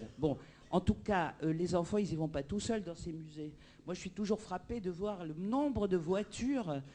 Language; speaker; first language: French; native; French